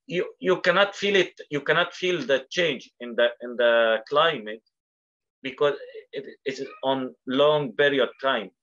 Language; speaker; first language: English; non-native, fluent; Arabic